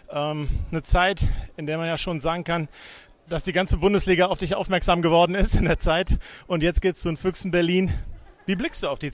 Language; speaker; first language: German; native; German